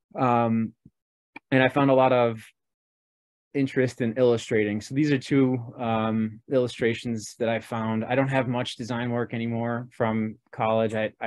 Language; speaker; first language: English; native; English